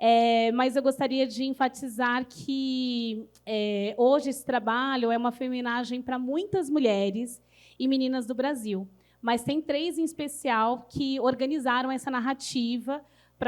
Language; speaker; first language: Portuguese; native; Portuguese